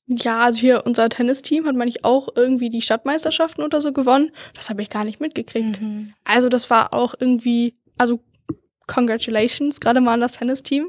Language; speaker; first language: German; native; German